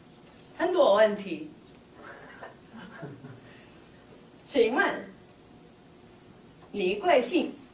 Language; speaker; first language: Chinese; non-native, learner; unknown